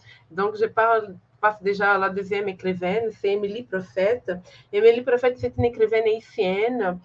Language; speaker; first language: French; non-native, fluent; Portuguese